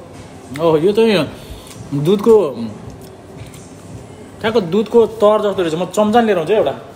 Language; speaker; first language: Nepali; native; Nepali